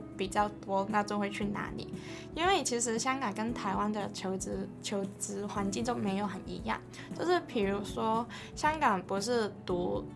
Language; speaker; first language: Chinese; non-native, local second language; Cantonese